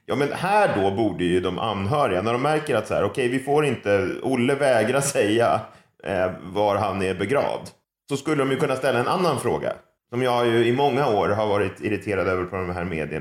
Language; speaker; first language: Swedish; native; Swedish